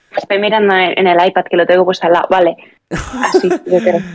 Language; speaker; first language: Spanish; native; Spanish